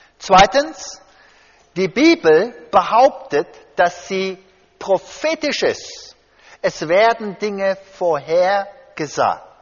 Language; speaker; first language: German; early bilingual, heritage; German